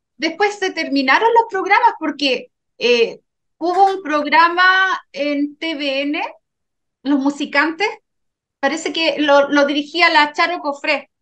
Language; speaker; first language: Spanish; native; Spanish